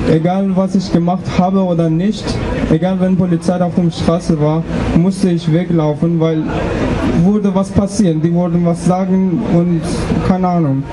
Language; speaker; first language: German; non-native, learner; Persian